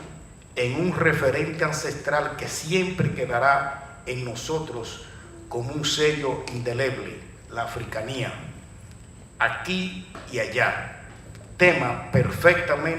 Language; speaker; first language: Spanish; native; Spanish